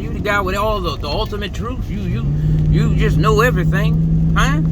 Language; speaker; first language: English; native; English